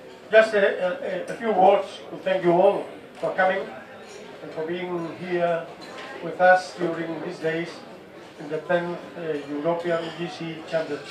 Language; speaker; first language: English; non-native, fluent; Spanish